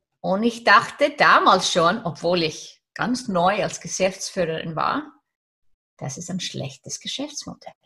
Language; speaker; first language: German; non-native, fluent; Icelandic